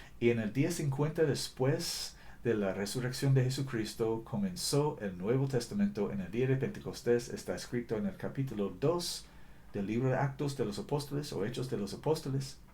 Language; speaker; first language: Spanish; non-native, fluent; English